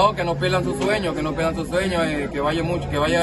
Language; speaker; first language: Spanish; native; Spanish